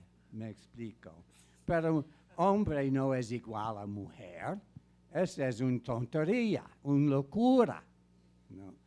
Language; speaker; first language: Spanish; non-native, fluent; English